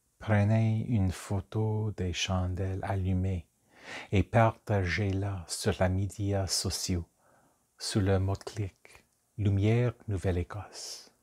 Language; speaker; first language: French; non-native, local second language; English